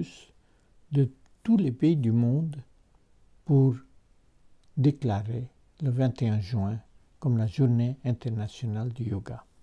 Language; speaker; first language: French; non-native, fluent; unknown